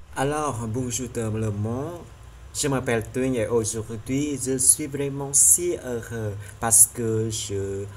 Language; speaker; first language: French; non-native, learner; Vietnamese